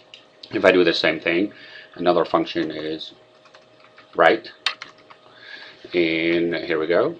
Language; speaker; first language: English; non-native, fluent; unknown